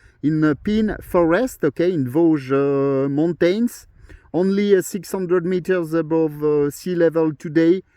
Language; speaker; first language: English; non-native, learner; French